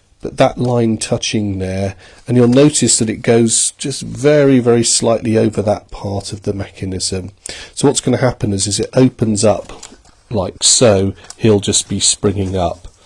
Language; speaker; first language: English; native; English